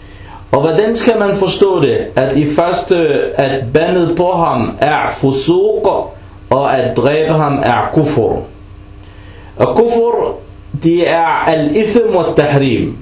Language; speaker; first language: Danish; early bilingual, other home language; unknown